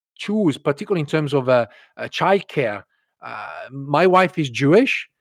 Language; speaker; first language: English; non-native, fluent; Italian